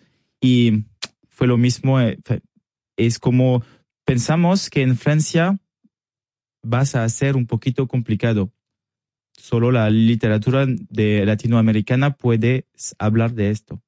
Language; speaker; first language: Spanish; non-native, learner; French